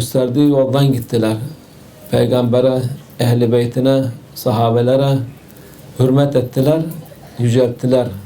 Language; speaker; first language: Turkish; native; Turkish